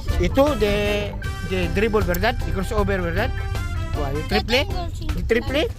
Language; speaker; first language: Spanish; non-native, learner; Filipino